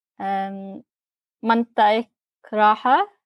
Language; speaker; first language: Arabic; non-native, learner; English